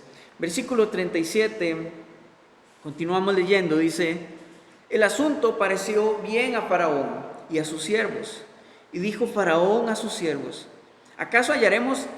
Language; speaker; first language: Spanish; native; Spanish